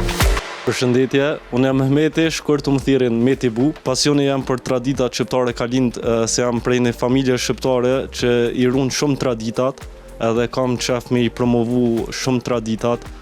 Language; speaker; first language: Albanian; early bilingual, heritage; Albanian